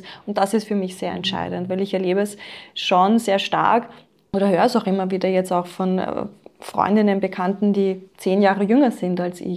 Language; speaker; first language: German; native; German